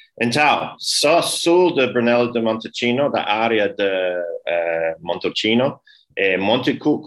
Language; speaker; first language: Portuguese; non-native, learner; English